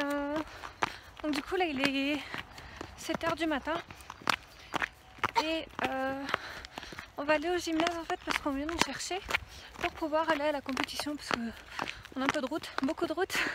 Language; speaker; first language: French; native; French